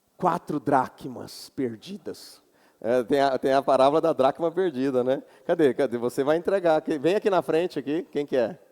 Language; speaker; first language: Portuguese; native; Portuguese